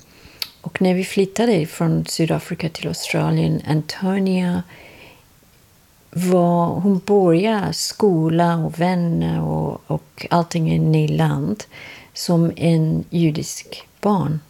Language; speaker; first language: Swedish; non-native, learner; English